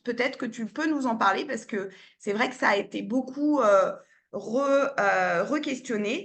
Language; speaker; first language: French; native; French